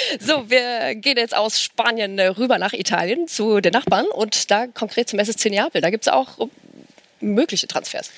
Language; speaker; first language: German; native; German